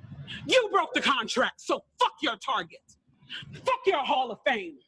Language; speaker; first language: English; native; English